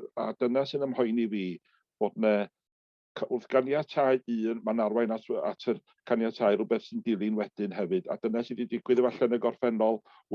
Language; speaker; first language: Welsh; native; Welsh